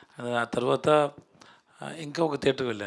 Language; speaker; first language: Telugu; non-native, learner; Tamil